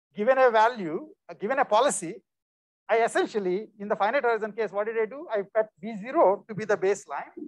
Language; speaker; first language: English; non-native, local second language; Telugu